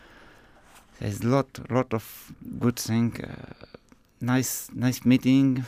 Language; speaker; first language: English; non-native, learner; French